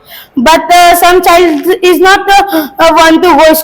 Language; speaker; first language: English; non-native, learner; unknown